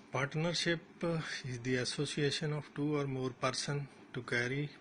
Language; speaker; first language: English; non-native, local second language; Punjabi